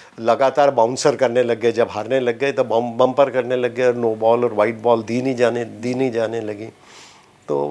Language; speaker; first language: Hindi; native; Hindi